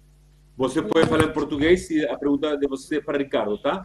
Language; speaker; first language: Portuguese; non-native, fluent; Spanish